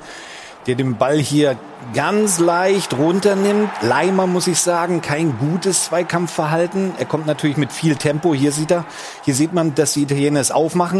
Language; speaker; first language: German; native; German